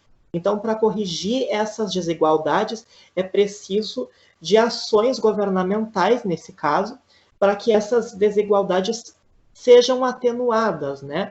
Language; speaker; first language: Portuguese; native; Portuguese